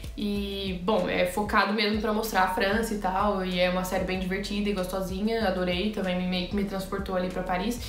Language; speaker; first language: Portuguese; native; Portuguese